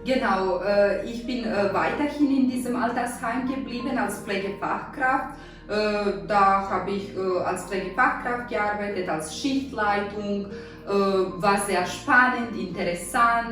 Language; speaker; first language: German; non-native, fluent; Serbian